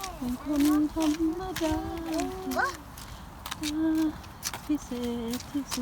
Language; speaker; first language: Swedish; non-native, learner; Thai